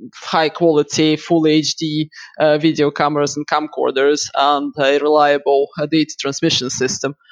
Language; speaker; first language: English; non-native, fluent; Russian